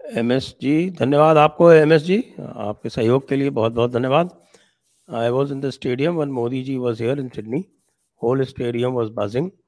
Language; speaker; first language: Hindi; native; Hindi